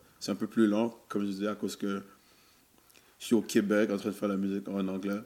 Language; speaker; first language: French; non-native, local second language; English